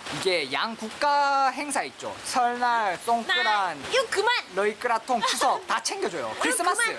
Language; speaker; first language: Korean; native; Korean